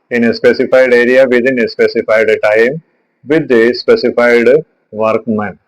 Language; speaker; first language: English; non-native, local second language; Malayalam